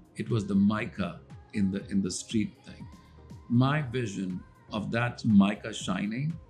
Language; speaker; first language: English; non-native, local second language; Hindi